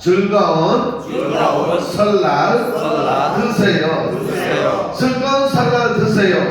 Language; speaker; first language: Korean; non-native, fluent; Bangla